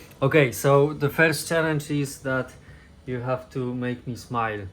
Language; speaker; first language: English; non-native, learner; Polish